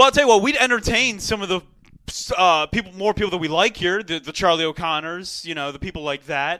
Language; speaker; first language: English; native; English